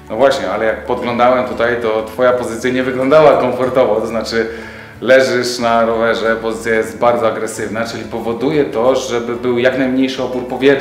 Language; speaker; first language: Polish; native; Polish